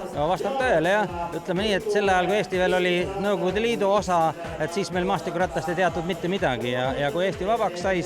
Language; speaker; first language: Estonian; native; Estonian